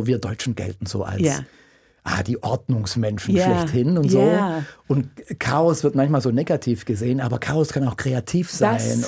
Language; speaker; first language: German; native; German